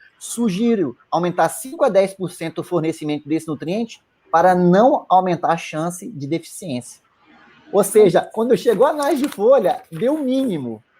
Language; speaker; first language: Portuguese; native; Portuguese